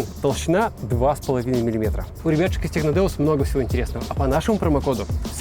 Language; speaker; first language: Russian; native; Russian